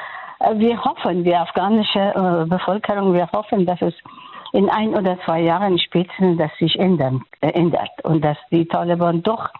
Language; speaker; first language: German; non-native, fluent; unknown